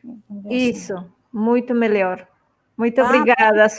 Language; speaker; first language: Portuguese; non-native, fluent; Spanish